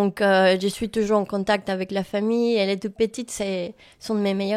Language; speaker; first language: French; non-native, learner; Spanish